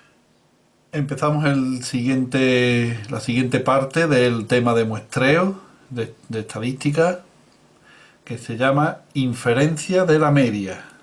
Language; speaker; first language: Spanish; native; Spanish